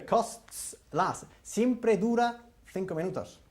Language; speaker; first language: Spanish; non-native, fluent; English